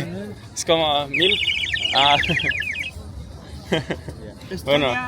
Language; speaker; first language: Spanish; non-native, learner; Estonian